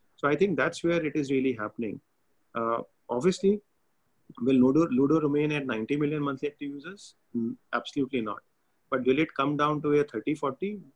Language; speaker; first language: English; non-native, local second language; Hindi